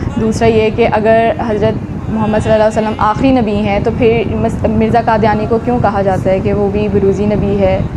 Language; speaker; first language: Urdu; native; Urdu